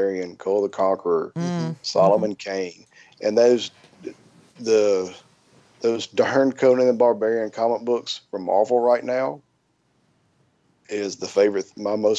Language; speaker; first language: English; native; English